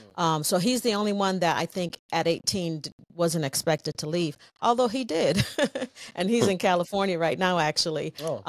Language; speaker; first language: English; native; English